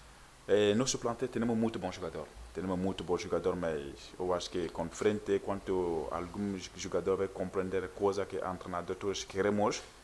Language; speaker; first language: Portuguese; non-native, learner; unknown